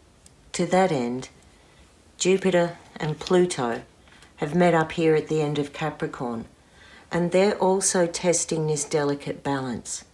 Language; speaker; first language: English; native; English